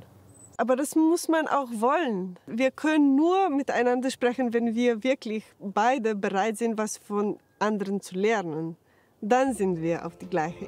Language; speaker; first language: German; non-native, fluent; Slovenian